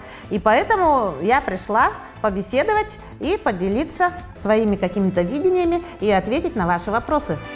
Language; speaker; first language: Russian; native; Russian